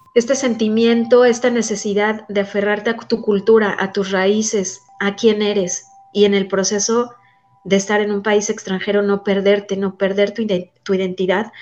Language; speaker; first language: Spanish; native; Spanish